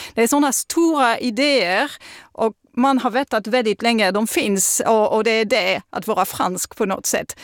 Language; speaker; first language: Swedish; non-native, fluent; French